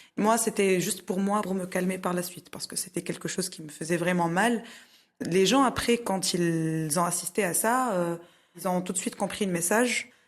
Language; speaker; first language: French; non-native, local second language; Arabic